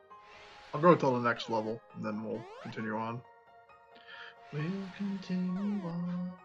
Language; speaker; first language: English; native; English